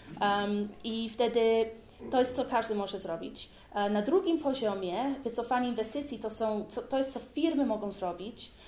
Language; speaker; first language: Polish; early bilingual, heritage; Polish